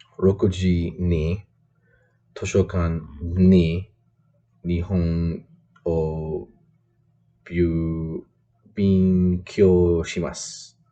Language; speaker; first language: Japanese; non-native, learner; English